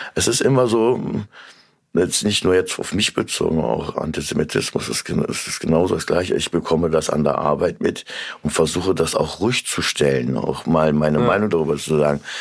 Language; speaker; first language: German; early bilingual, other home language; Turkish